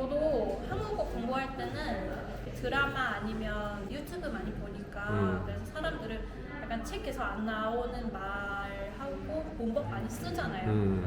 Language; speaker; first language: Korean; non-native, fluent; Vietnamese